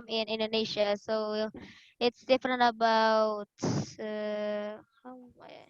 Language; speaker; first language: English; non-native, learner; Indonesian